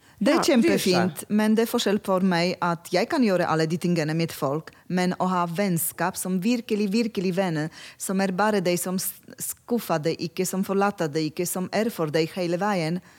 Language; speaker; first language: Norwegian; non-native, fluent; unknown